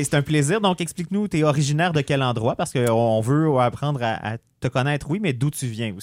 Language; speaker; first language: French; native; French